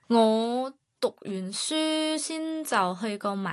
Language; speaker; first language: Cantonese; non-native, fluent; Thai